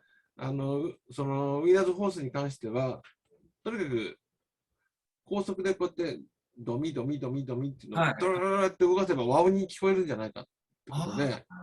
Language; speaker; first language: Japanese; native; Japanese